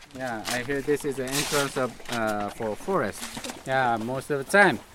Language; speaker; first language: English; non-native, learner; Japanese